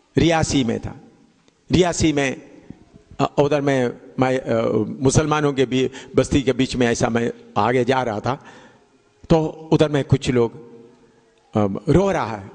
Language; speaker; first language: Hindi; non-native, local second language; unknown